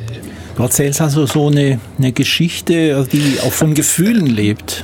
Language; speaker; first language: German; native; German